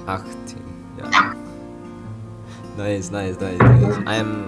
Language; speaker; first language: English; non-native, learner; Indonesian